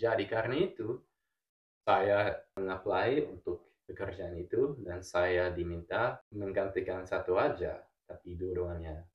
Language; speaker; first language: Indonesian; non-native, fluent; English